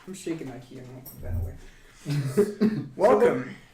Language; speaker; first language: English; native; English